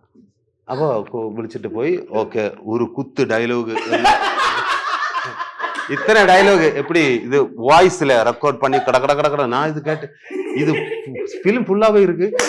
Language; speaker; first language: Tamil; non-native, learner; Malayalam